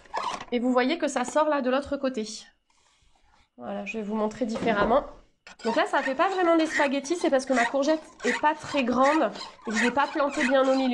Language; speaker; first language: French; native; French